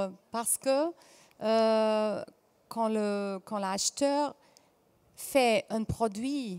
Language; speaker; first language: French; non-native, fluent; German